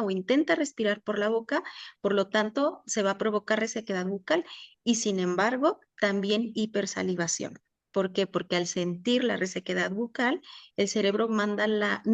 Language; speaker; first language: Spanish; native; Spanish